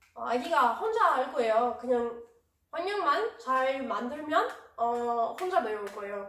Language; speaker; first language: Korean; non-native, learner; French